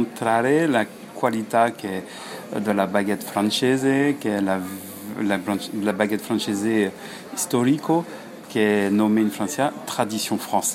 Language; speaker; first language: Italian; non-native, learner; French